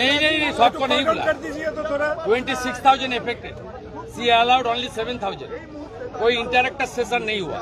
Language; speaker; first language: Hindi; non-native, local second language; Bangla